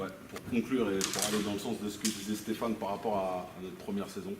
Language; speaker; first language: French; native; French